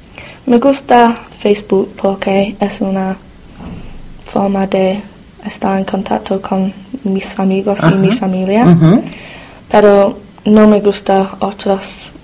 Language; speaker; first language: Spanish; non-native, learner; English